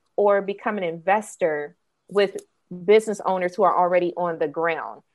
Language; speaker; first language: English; native; English